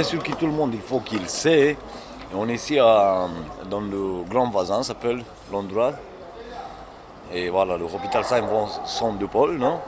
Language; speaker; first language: French; non-native, learner; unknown